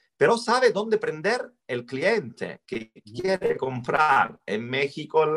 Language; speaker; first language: Spanish; non-native, learner; Italian